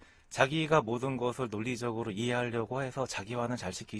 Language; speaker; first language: Korean; native; Korean